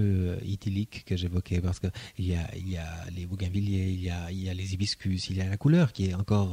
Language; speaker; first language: French; native; French